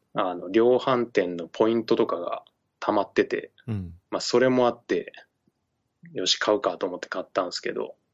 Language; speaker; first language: Japanese; native; Japanese